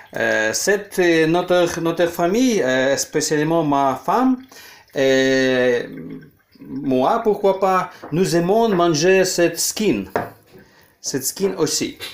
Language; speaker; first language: French; non-native, learner; Ukrainian